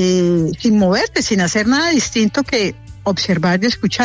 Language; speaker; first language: Spanish; native; Spanish